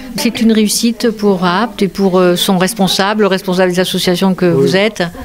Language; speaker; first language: French; native; French